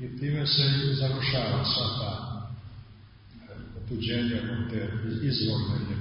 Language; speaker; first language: Russian; non-native, learner; Serbian